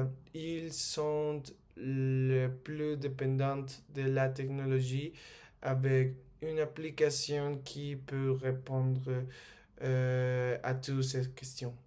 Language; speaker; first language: French; non-native, learner; Spanish